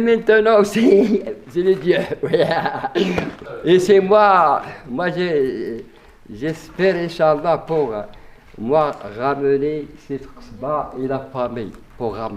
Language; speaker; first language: French; non-native, learner; Arabic